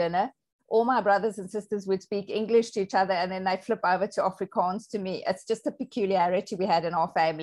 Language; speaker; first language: English; native; English